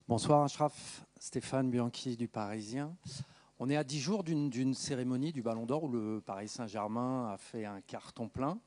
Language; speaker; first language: French; native; French